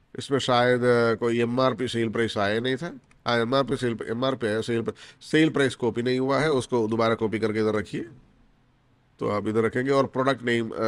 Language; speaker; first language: Hindi; non-native, local second language; Malayalam